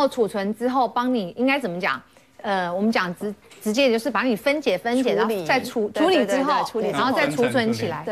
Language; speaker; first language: Chinese; native; Chinese